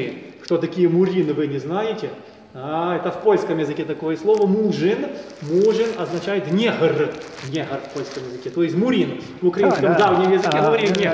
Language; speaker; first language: Russian; native; Russian